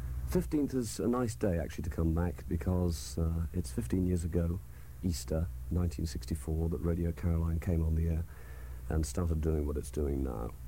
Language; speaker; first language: English; native; English